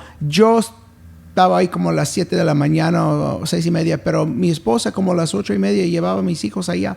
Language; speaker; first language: Spanish; early bilingual, heritage; English